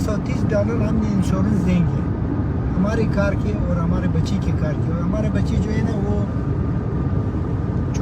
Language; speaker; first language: Hindi; non-native, learner; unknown